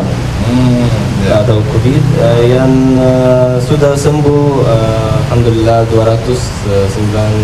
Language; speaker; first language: Indonesian; non-native, fluent; Arabic